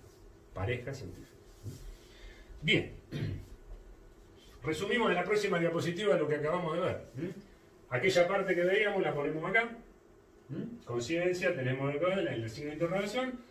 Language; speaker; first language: Spanish; native; Spanish